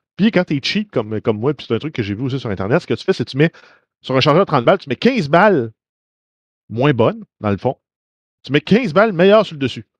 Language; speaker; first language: French; native; French